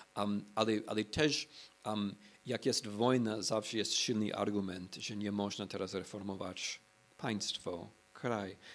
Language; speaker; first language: Polish; non-native, fluent; English